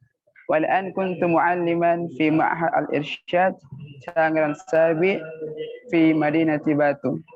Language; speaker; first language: Arabic; non-native, fluent; Indonesian